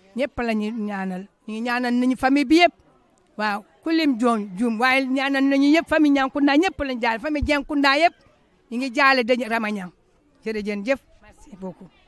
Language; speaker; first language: Wolof; non-native, local second language; Mandingo